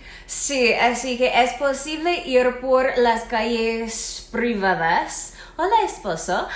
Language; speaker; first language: Spanish; non-native, fluent; English